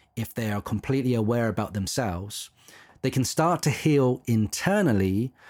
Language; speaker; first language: English; native; English